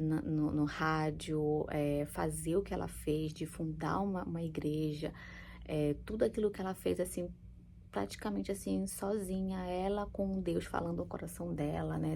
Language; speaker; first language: Portuguese; native; Portuguese